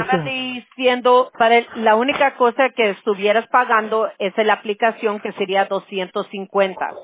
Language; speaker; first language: Spanish; early bilingual, heritage; Spanish